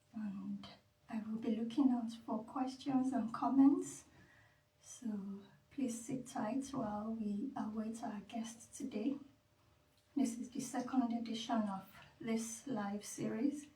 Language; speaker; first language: English; non-native, local second language; Yoruba